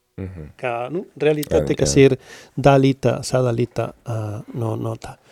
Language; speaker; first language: Latvian; non-native, learner; Spanish